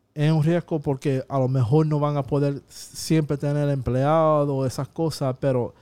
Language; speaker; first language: Spanish; early bilingual, heritage; Spanish